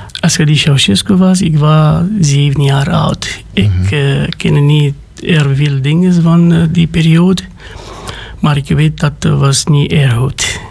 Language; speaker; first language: Dutch; non-native, learner; Romanian